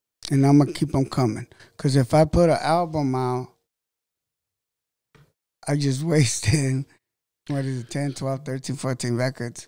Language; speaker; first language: English; early bilingual, other home language; Spanish